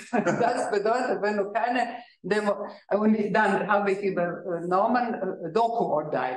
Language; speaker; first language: German; non-native, fluent; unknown